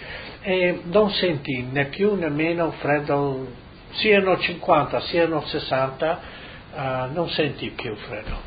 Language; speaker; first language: Italian; native; Italian